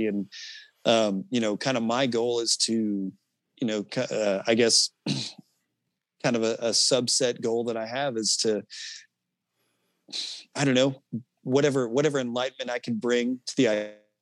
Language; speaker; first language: English; native; English